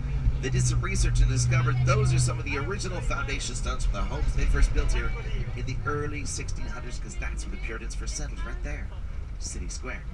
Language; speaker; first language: English; native; English